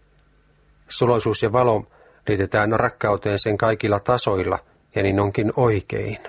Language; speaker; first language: Finnish; native; Finnish